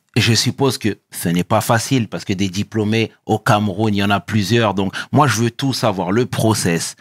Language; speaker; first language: French; native; French